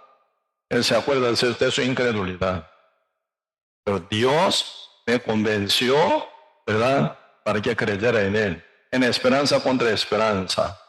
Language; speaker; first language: Spanish; non-native, learner; Korean